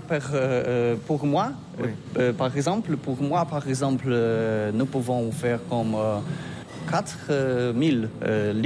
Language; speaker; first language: French; non-native, learner; Polish